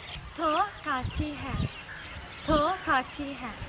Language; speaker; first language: Hindi; non-native, learner; Arabic